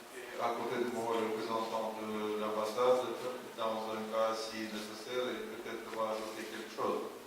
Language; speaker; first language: French; non-native, fluent; Russian